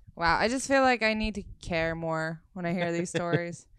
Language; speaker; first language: English; non-native, fluent; Swedish